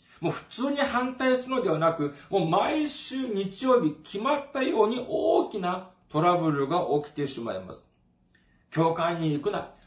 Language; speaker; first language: Japanese; non-native, fluent; Korean